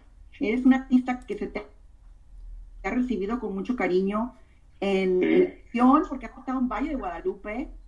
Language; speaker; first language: Spanish; native; Spanish